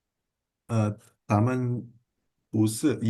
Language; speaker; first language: Chinese; non-native, learner; Indonesian